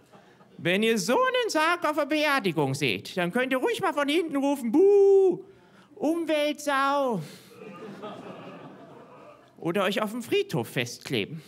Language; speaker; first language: German; native; German